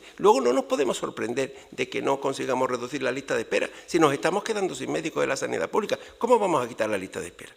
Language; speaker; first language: Spanish; native; Spanish